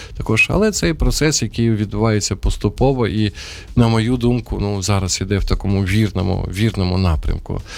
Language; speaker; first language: Ukrainian; non-native, local second language; Russian